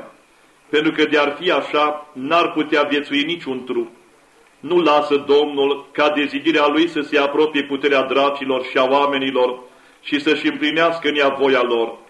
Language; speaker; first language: Romanian; native; Romanian